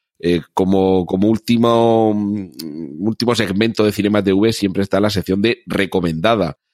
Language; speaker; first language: Spanish; native; Spanish